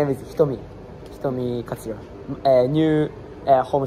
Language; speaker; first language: English; non-native, learner; Japanese